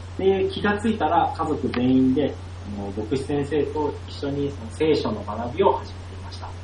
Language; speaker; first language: Japanese; native; Japanese